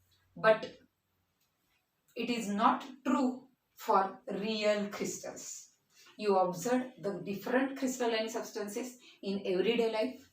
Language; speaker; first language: English; non-native, local second language; Marathi